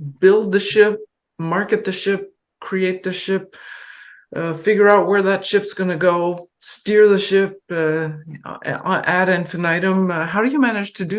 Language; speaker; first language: English; non-native, fluent; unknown